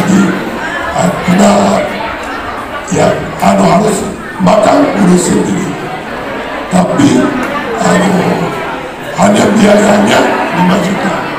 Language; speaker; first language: Indonesian; non-native, fluent; Japanese